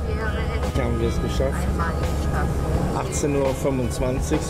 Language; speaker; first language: German; native; German